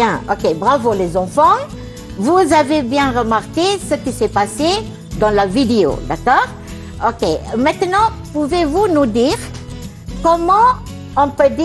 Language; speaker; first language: French; non-native, fluent; Malay